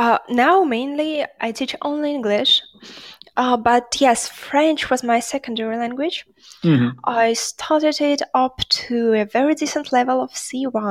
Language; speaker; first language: English; non-native, fluent; Russian